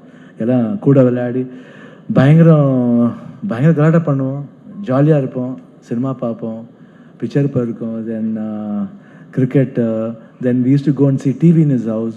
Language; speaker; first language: Tamil; non-native, fluent; Kannada